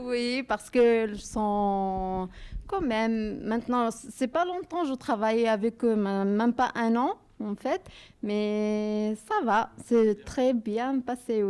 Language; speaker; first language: French; non-native, learner; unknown